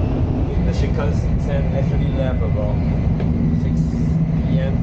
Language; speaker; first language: English; non-native, local second language; Chinese